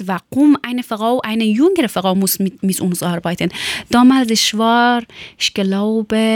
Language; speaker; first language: German; non-native, fluent; Persian